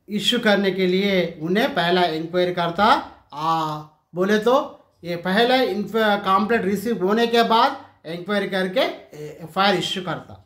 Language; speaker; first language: Hindi; non-native, local second language; Telugu